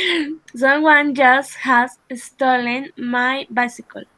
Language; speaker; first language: English; non-native, learner; Spanish